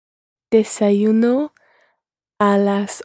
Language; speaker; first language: Spanish; non-native, learner; English